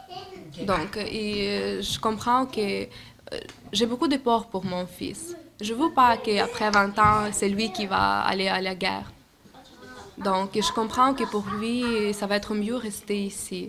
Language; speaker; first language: French; non-native, learner; Ukrainian